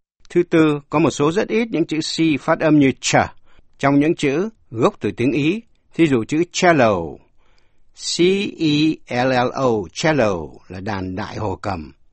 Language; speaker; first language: Vietnamese; native; Vietnamese